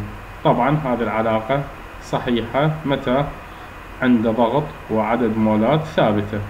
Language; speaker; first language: Arabic; native; Arabic